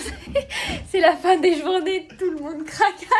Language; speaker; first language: French; native; French